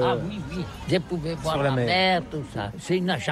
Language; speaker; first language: French; non-native, learner; Catalan